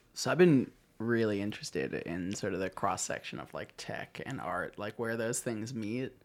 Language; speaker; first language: English; native; English